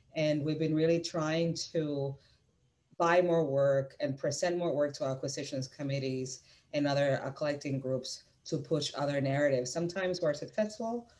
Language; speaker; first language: English; non-native, fluent; Spanish